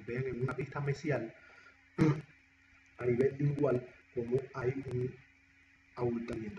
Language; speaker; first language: Spanish; native; Spanish